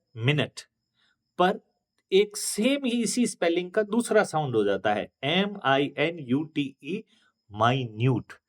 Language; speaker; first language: Hindi; native; Hindi